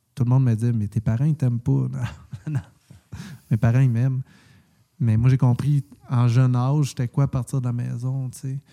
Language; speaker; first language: French; native; French